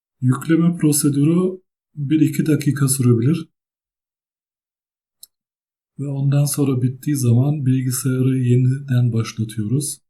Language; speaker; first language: Turkish; early bilingual, other home language; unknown